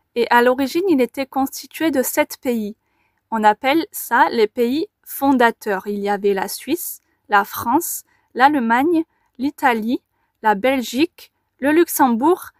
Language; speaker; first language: French; native; French